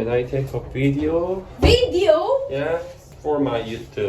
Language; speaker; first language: English; non-native, learner; Korean